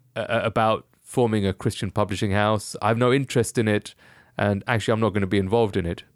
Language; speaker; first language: English; native; English